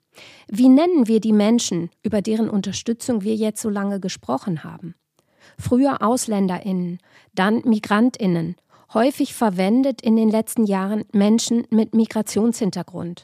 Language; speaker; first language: German; native; German